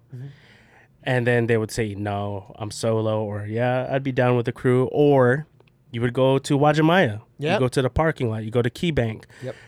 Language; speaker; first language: English; early bilingual, other home language; Filipino